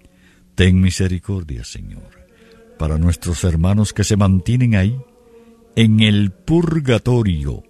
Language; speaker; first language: Spanish; native; Spanish